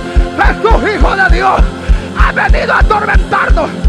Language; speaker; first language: Spanish; native; Spanish